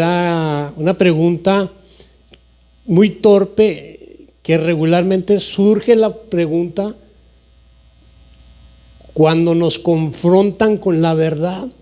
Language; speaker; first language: Spanish; native; Spanish